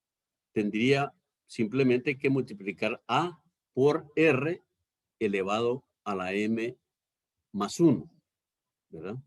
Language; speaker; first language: Spanish; native; Spanish